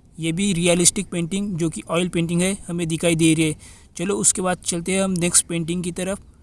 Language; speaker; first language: Hindi; non-native, local second language; Marathi